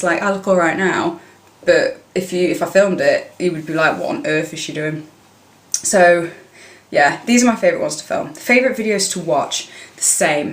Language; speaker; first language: English; native; English